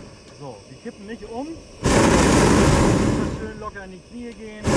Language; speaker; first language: German; native; German